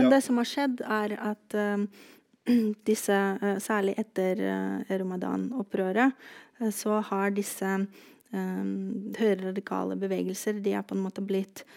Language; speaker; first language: Norwegian; non-native, fluent; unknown